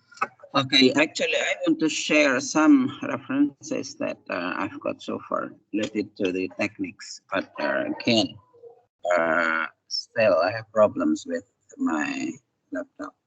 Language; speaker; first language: English; non-native, fluent; Indonesian